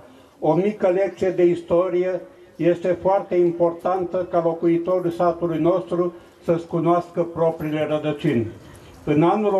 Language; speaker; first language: Romanian; native; Romanian